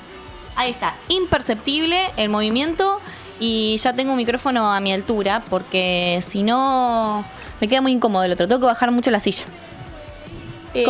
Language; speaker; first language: Spanish; native; Spanish